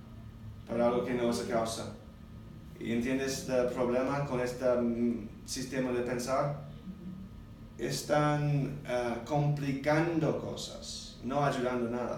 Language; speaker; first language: Spanish; non-native, learner; English